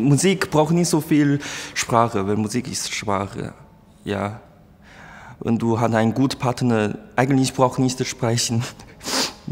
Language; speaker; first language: German; non-native, learner; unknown